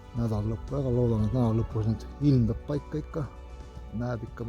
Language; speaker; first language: Estonian; native; Estonian